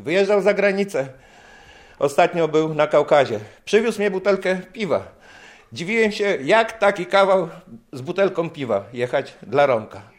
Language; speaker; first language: Polish; native; Polish